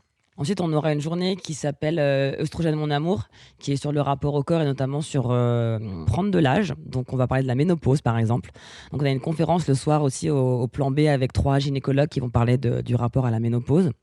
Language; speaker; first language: French; native; French